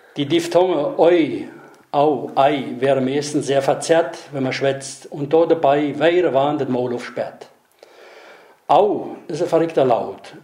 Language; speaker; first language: German; native; German